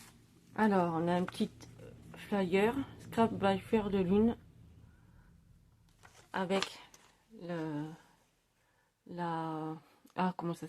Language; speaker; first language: French; native; French